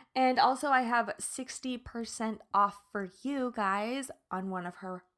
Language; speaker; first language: English; native; English